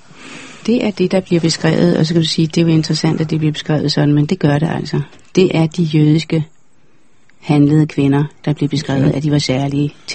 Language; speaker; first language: Danish; native; Danish